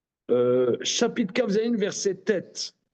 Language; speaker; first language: French; native; French